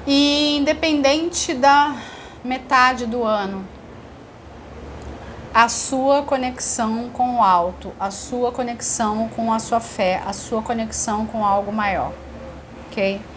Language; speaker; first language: Portuguese; native; Portuguese